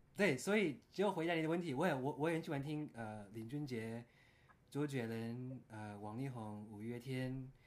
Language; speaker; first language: Chinese; early bilingual, heritage; Chinese